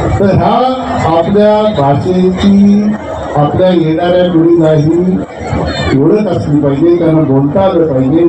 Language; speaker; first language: Marathi; native; Marathi